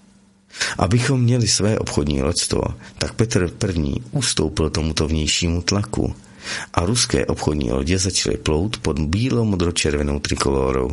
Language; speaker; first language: Czech; native; Czech